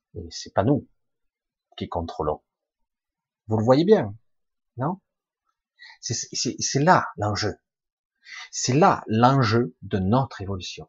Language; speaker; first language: French; native; French